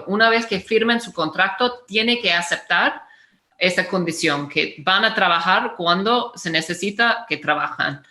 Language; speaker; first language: Spanish; non-native, fluent; English